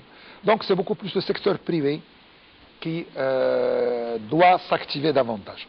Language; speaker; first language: French; non-native, local second language; Arabic